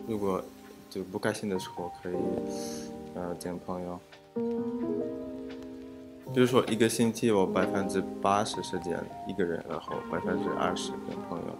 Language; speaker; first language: Chinese; non-native, fluent; Russian